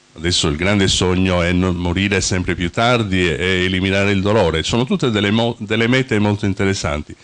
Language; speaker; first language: Italian; native; Italian